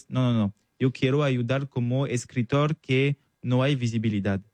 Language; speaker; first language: Spanish; non-native, learner; French